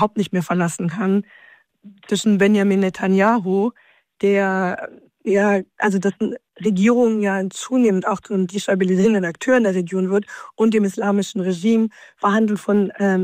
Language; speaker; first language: German; native; German